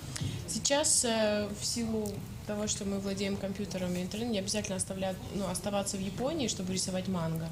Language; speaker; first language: Russian; native; Russian